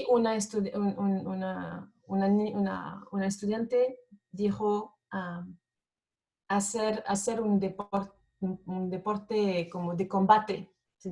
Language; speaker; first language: Spanish; non-native, fluent; French